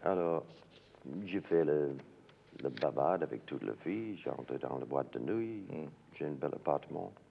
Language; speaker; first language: French; non-native, learner; English